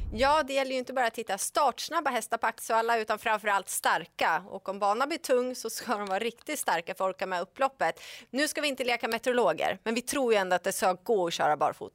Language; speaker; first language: Swedish; native; Swedish